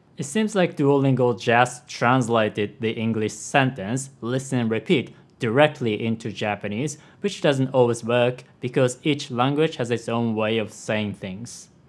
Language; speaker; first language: English; non-native, fluent; Japanese